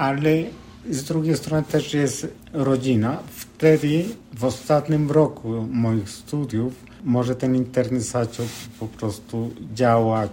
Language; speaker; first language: Polish; non-native, fluent; Spanish